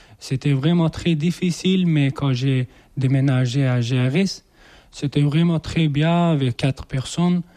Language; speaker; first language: French; non-native, learner; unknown